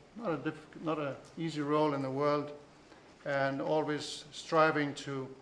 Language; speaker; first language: English; non-native, fluent; Spanish